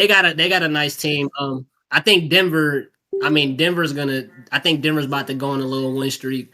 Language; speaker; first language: English; native; English